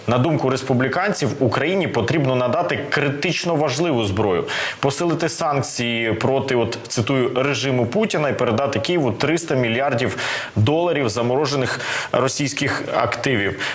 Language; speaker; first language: Ukrainian; native; Ukrainian